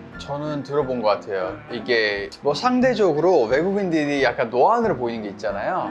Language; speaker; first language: Korean; non-native, fluent; Italian